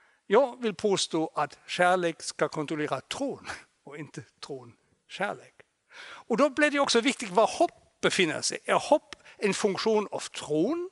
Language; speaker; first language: Swedish; non-native, fluent; German